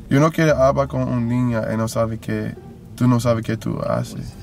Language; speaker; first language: Spanish; non-native, learner; English